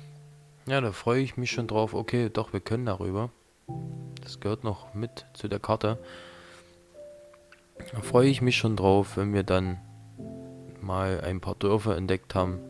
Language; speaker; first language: German; native; German